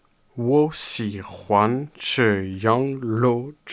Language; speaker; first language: Chinese; non-native, learner; French